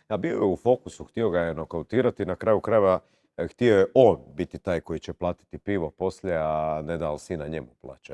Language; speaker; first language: Croatian; native; Croatian